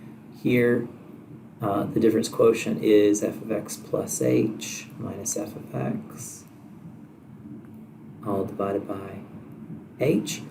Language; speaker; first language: English; native; English